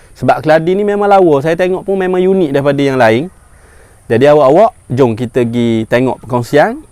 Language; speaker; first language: Malay; native; Malay